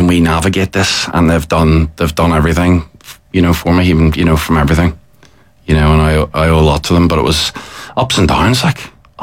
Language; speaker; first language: English; native; English